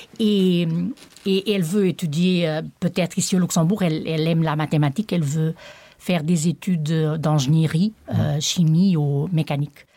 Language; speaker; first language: French; non-native, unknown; Portuguese